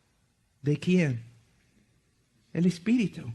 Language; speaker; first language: Spanish; non-native, fluent; English